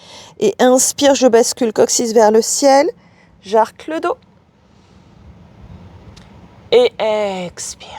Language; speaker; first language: French; native; French